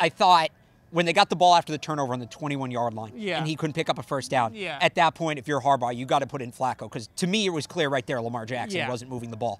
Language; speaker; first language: English; native; English